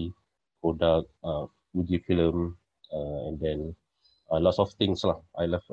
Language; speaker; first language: English; non-native, local second language; Malay